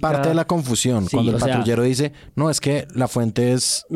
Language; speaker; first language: Spanish; native; Spanish